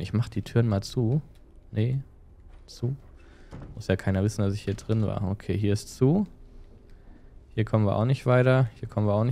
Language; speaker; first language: German; native; German